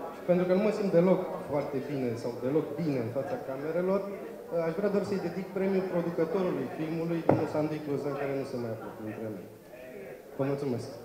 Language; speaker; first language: Romanian; native; Romanian